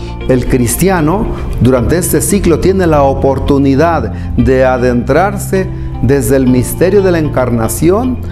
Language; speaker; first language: Spanish; native; Spanish